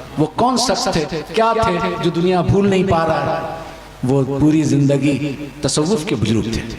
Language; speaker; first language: Hindi; non-native, fluent; Chinese